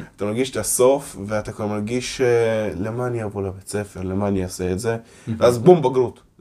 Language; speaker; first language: Hebrew; non-native, local second language; Russian